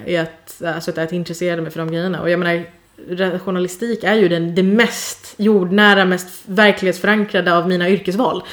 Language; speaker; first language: Swedish; early bilingual, other home language; Persian